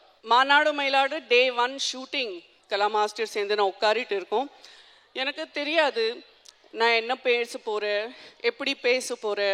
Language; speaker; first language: Tamil; non-native, local second language; Gujarati